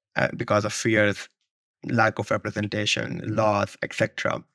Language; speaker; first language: English; non-native, local second language; Urdu